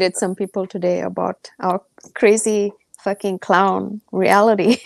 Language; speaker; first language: English; non-native, local second language; Gujarati